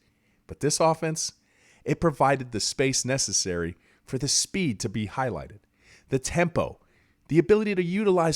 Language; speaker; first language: English; native; English